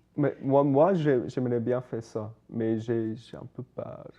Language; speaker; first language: French; non-native, fluent; English